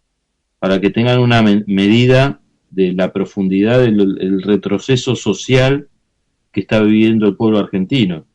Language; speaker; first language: Spanish; native; Spanish